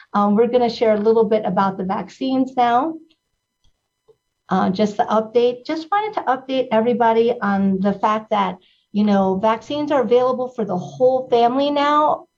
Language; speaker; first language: English; early bilingual, other home language; Spanish